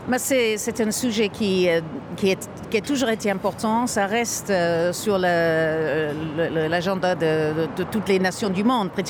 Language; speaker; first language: French; non-native, fluent; English